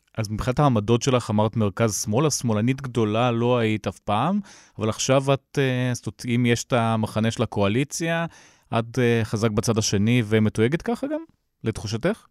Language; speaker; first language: Hebrew; native; Hebrew